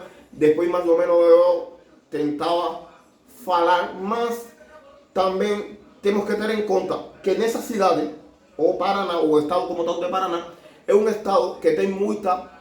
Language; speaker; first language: Portuguese; non-native, learner; Spanish